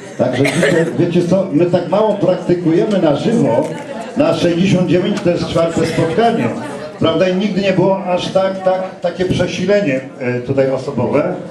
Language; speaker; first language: Polish; native; Polish